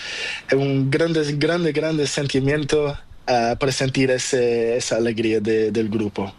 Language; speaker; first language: Spanish; non-native, learner; Portuguese